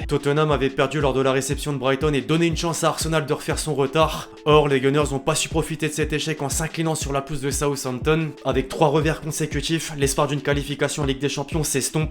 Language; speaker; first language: French; native; French